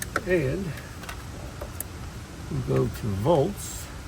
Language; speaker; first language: English; native; English